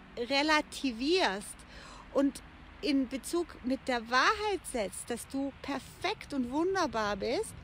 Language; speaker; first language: German; native; German